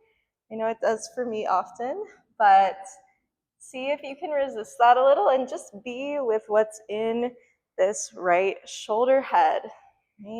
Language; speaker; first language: English; native; English